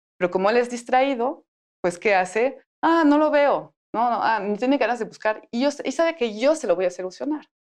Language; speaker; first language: Spanish; non-native, fluent; French